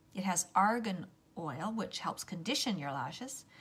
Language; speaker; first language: English; native; English